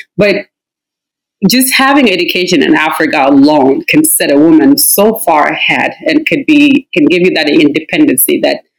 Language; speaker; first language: English; non-native, fluent; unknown